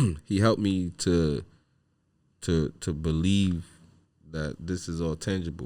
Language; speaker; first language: English; native; English